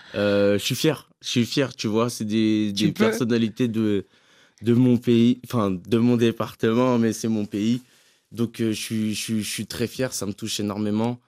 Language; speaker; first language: French; native; French